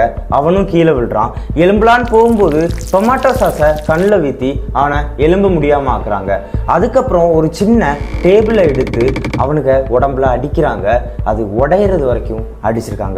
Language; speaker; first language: Tamil; native; Tamil